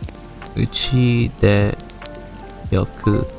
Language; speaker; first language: Japanese; non-native, learner; English